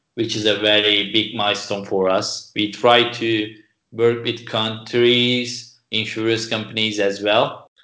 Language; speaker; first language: English; non-native, fluent; Turkish